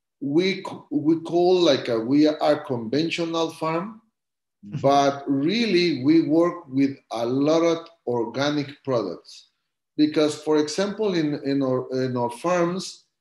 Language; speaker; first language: English; non-native, learner; Spanish